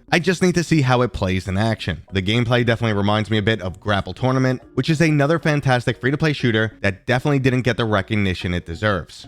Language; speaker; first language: English; native; English